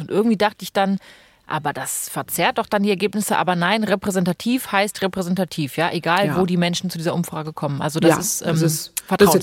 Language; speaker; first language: German; native; German